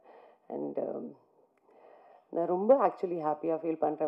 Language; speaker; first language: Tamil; non-native, fluent; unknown